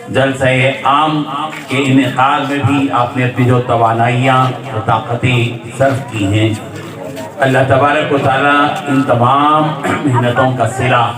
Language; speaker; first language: Urdu; native; Urdu